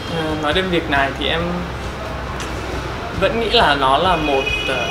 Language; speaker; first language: Vietnamese; non-native, learner; English